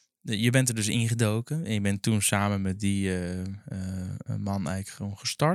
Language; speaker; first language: Dutch; native; Dutch